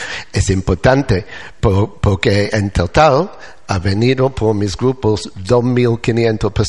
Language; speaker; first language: Spanish; non-native, learner; English